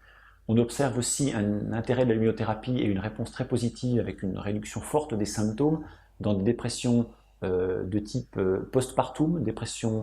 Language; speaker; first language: French; native; French